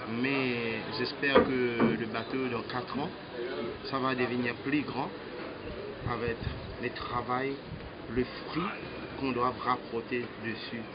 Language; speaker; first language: French; non-native, local second language; Morisyen